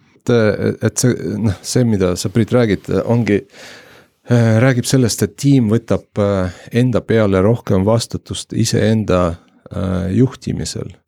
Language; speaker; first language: Estonian; non-native, local second language; Russian